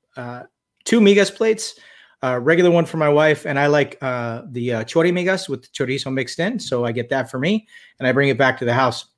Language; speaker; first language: English; native; English